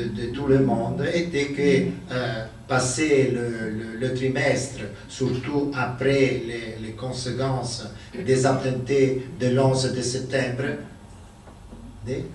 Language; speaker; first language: French; non-native, learner; Italian